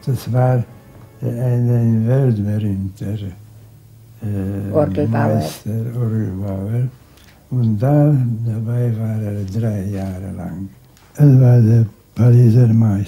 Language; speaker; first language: German; non-native, local second language; Hungarian